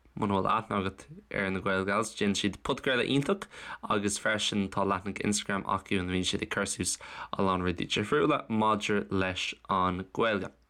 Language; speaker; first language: Irish; non-native, local second language; English